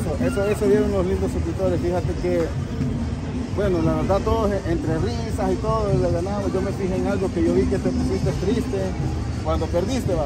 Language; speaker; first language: Spanish; native; Spanish